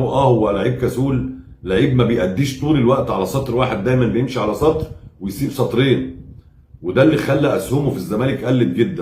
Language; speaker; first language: Arabic; native; Arabic